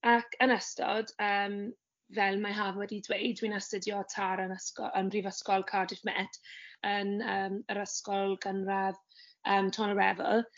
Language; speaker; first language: Welsh; non-native, learner; English